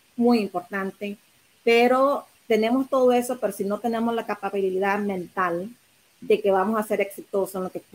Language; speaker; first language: Spanish; native; Spanish